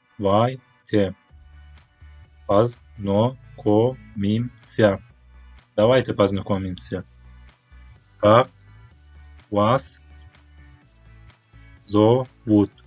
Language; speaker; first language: Russian; non-native, fluent; Turkmen